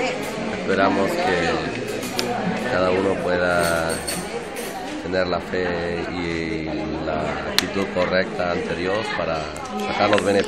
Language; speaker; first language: Spanish; native; Spanish